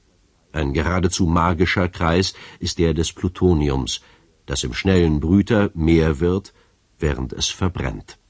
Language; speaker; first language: German; native; German